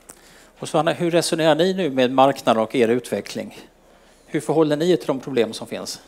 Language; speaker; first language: Swedish; native; Swedish